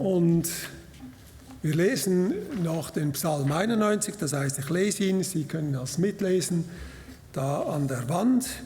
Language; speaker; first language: German; native; German